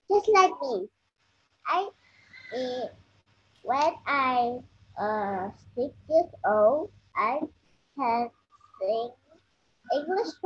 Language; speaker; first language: English; non-native, learner; Vietnamese